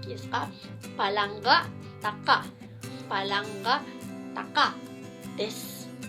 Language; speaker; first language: Japanese; non-native, fluent; Cebuano